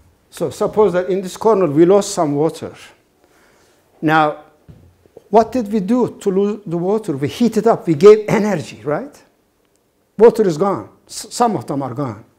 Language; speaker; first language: English; non-native, fluent; Turkish